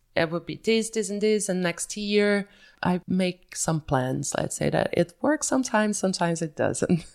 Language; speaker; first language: English; early bilingual, other home language; Portuguese